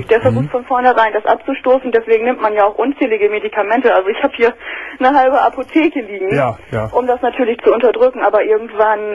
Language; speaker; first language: German; native; German